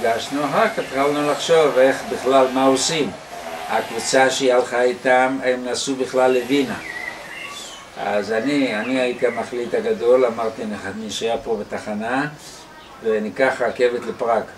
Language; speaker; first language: Hebrew; non-native, fluent; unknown